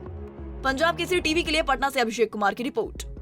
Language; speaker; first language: Hindi; native; Hindi